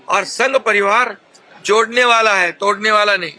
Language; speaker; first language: Hindi; non-native, local second language; Marathi